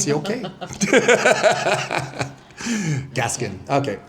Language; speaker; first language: Indonesian; non-native, fluent; English